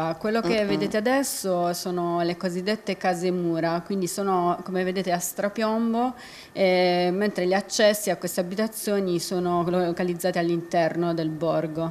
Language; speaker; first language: Italian; native; Italian